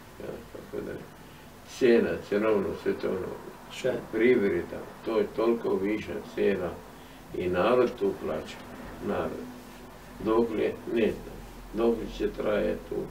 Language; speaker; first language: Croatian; non-native, fluent; Arabic